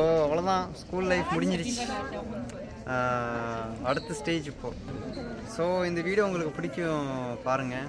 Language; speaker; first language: Tamil; early bilingual, heritage; Tamil